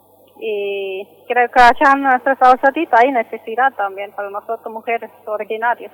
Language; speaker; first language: Spanish; non-native, local second language; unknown